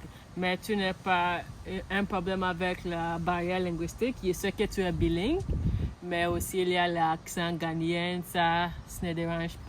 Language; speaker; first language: French; non-native, learner; Akan